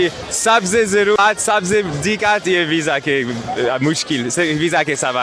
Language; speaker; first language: Hindi; non-native, learner; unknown